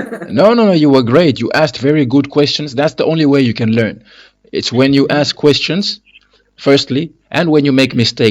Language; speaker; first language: English; non-native, fluent; Lingala